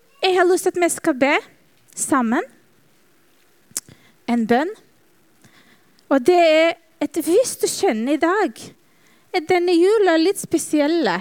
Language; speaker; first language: Norwegian; non-native, fluent; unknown